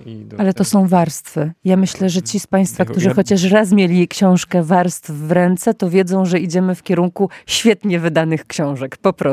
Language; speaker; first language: Polish; native; Polish